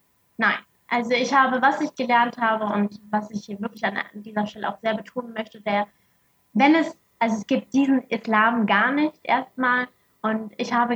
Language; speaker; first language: German; early bilingual, other home language; Arabic